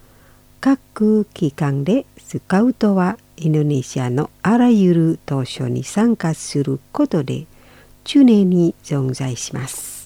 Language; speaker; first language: Japanese; non-native, fluent; Indonesian